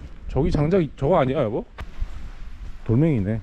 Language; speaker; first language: Korean; native; Korean